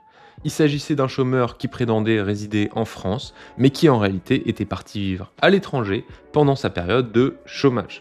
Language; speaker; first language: French; native; French